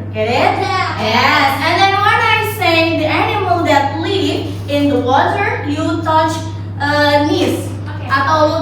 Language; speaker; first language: English; non-native, learner; Indonesian